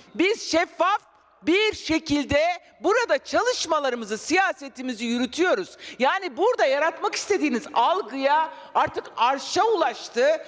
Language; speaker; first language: Turkish; non-native, local second language; Kurdish